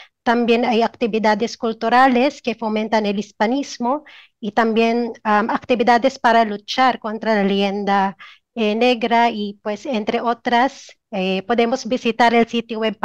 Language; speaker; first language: Spanish; non-native, fluent; Filipino